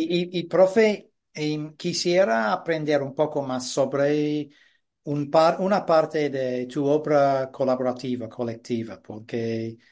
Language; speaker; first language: Spanish; non-native, fluent; English